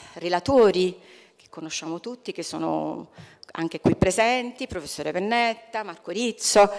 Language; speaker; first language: Italian; native; Italian